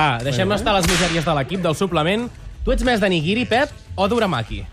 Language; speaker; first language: Catalan; native; Catalan